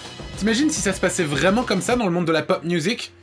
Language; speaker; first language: French; native; French